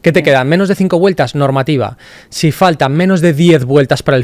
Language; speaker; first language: Spanish; native; Spanish